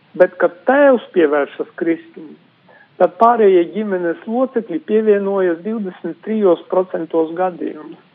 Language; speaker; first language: Latvian; non-native, local second language; Polish